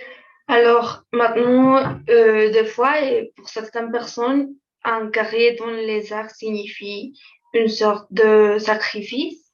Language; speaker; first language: French; non-native, fluent; Spanish